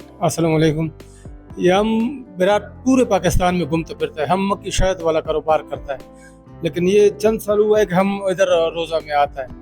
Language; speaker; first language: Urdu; non-native, local second language; Pashto